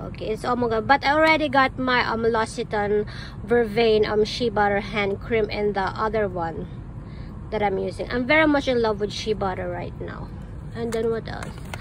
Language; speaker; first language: English; non-native, local second language; Filipino